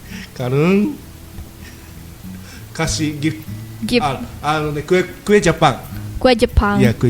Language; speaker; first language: Indonesian; non-native, learner; Japanese